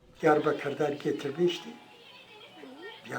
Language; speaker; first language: Turkish; non-native, local second language; Kurdish